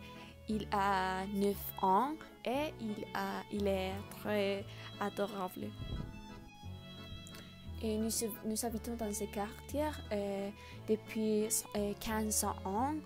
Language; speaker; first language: French; non-native, learner; Spanish